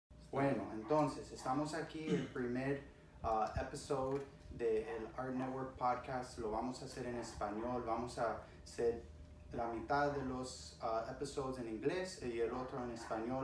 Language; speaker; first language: Spanish; early bilingual, other home language; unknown